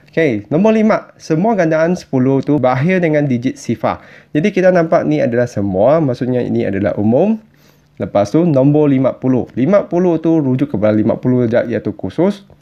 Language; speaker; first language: Malay; non-native, local second language; Chinese